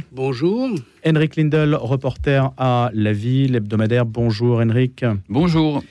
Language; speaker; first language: French; native; French